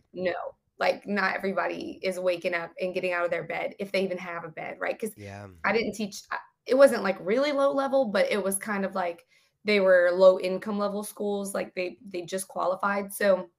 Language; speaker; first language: English; native; English